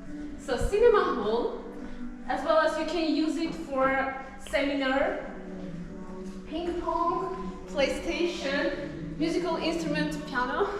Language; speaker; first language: English; non-native, learner; Armenian